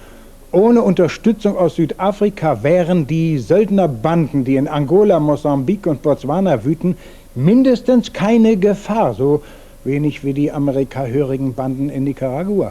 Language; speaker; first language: German; native; German